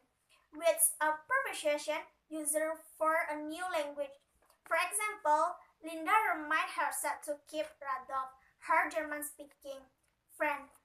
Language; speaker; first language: English; non-native, learner; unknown